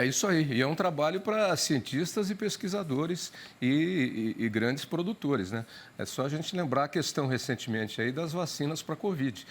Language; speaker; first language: Portuguese; native; Portuguese